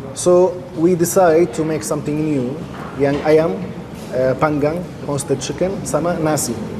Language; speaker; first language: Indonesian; non-native, fluent; Arabic